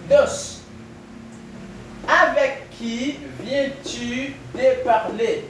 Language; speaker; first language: French; non-native, fluent; Spanish